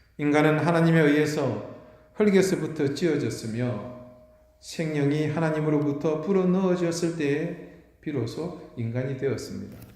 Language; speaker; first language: Korean; native; Korean